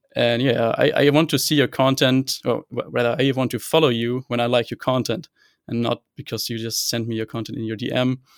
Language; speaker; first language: English; non-native, fluent; German